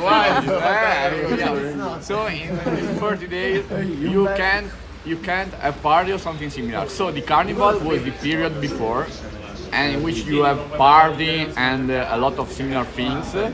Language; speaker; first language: English; non-native, learner; Italian